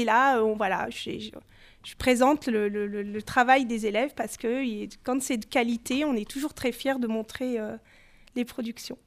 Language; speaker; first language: French; native; French